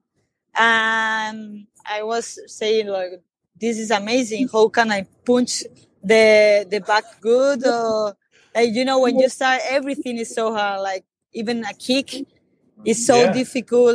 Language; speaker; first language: English; non-native, fluent; Spanish